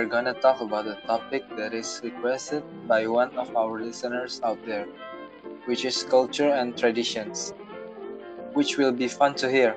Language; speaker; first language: English; non-native, fluent; Indonesian